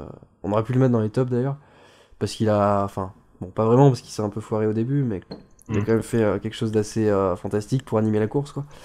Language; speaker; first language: French; native; French